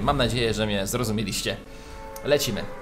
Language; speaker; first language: Polish; native; Polish